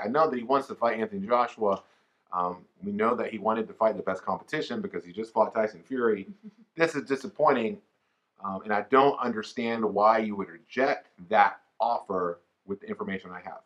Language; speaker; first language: English; native; English